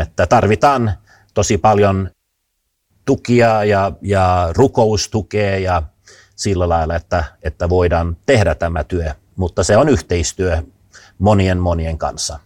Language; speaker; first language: Finnish; non-native, fluent; Swedish